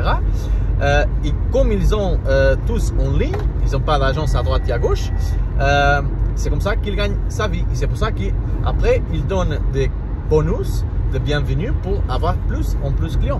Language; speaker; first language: French; non-native, learner; Portuguese